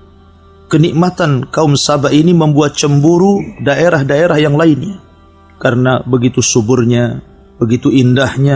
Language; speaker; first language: Indonesian; native; Indonesian